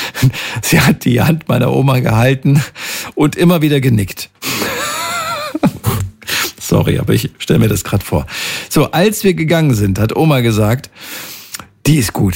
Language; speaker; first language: German; native; German